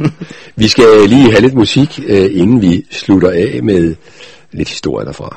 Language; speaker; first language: Danish; native; Danish